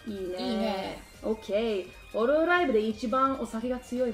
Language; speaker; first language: Japanese; non-native, learner; English